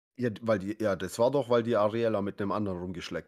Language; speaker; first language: German; native; German